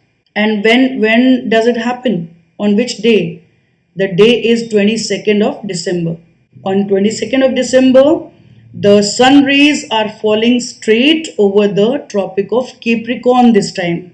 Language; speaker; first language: English; non-native, local second language; Hindi